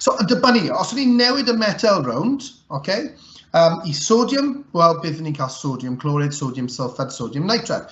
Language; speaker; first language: Welsh; native; Welsh